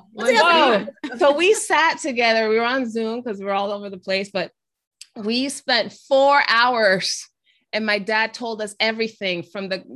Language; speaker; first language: English; early bilingual, other home language; Spanish